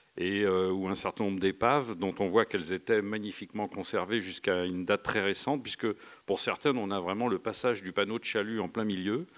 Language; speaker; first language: French; native; French